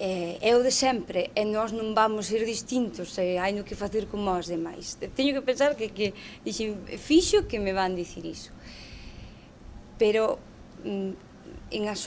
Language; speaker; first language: Galician; native; Galician